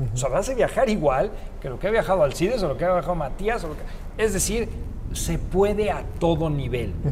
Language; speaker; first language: Spanish; native; Spanish